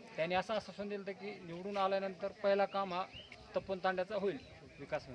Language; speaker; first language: Marathi; non-native, local second language; Lambadi